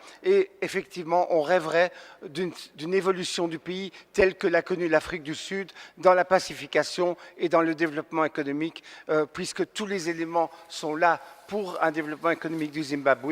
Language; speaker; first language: French; native; French